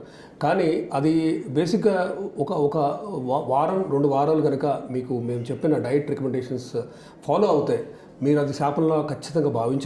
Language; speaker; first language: Telugu; native; Telugu